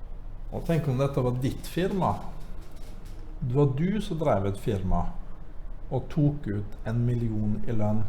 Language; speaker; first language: Norwegian; native; Norwegian